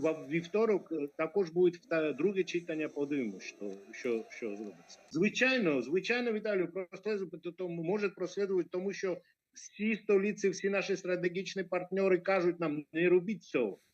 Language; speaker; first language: Ukrainian; non-native, fluent; Georgian